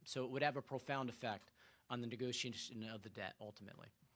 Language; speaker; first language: English; native; English